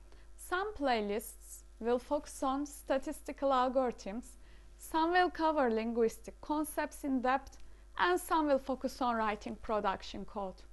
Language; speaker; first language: English; non-native, fluent; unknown